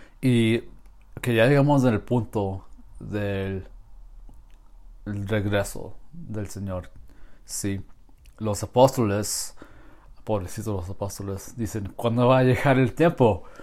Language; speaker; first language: Spanish; non-native, learner; English